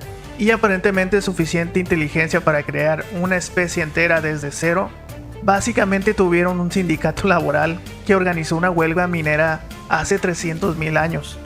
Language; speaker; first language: Spanish; native; Spanish